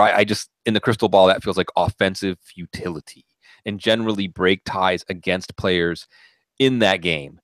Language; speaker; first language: English; native; English